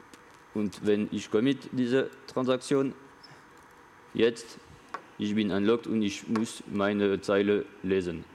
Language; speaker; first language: German; non-native, learner; French